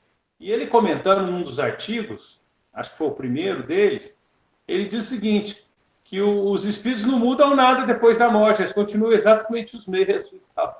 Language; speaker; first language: Portuguese; native; Portuguese